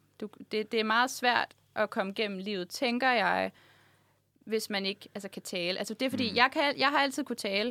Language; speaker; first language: Danish; native; Danish